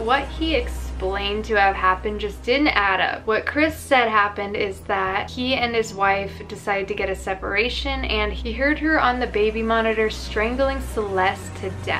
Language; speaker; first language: English; native; English